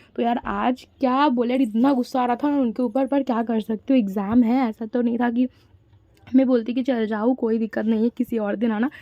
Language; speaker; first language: Hindi; non-native, local second language; Bangla